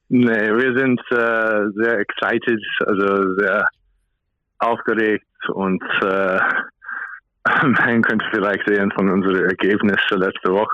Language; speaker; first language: German; non-native, fluent; English